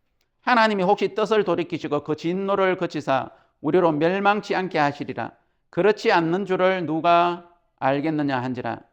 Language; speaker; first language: Korean; native; Korean